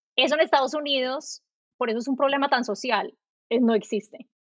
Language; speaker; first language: Spanish; native; Spanish